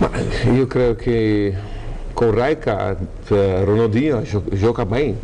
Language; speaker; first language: Italian; non-native, fluent; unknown